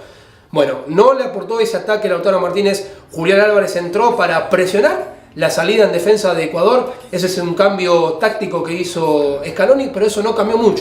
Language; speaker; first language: Spanish; native; Spanish